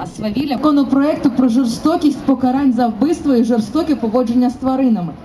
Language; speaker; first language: Ukrainian; native; Ukrainian